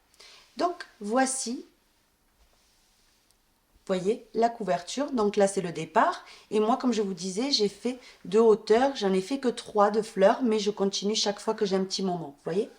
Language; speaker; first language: French; native; French